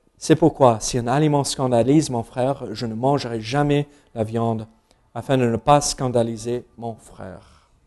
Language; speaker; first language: French; non-native, fluent; English